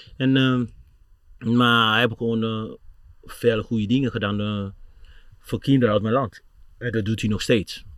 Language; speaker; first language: Dutch; non-native, fluent; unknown